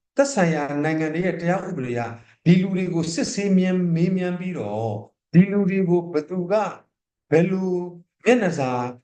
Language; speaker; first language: Burmese; non-native, local second language; S'gaw Karen